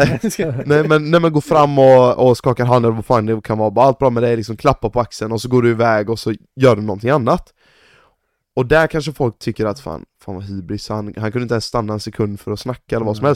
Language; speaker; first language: Swedish; native; Swedish